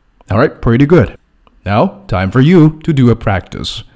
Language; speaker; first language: English; non-native, fluent; Chinese